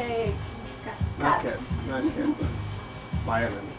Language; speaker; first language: English; non-native, fluent; Danish